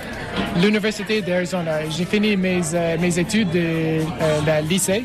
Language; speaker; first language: French; non-native, fluent; English